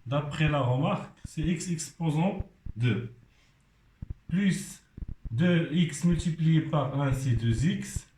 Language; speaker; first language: French; non-native, local second language; Arabic